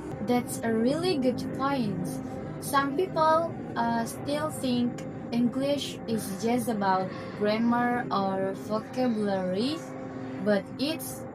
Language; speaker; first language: English; non-native, learner; Indonesian